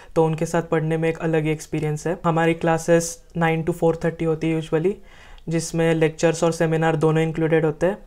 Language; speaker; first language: Hindi; non-native, local second language; Marathi